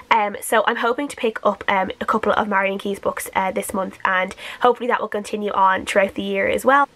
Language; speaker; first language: English; native; English